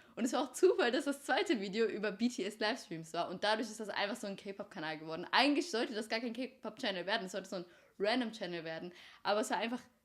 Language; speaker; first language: German; early bilingual, other home language; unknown